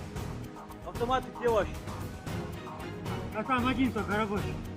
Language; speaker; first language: Russian; native; Russian